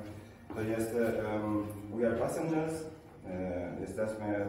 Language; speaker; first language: Polish; non-native, learner; Italian